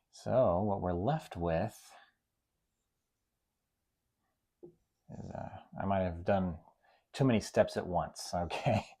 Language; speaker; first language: English; native; English